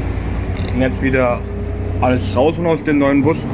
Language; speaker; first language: German; native; German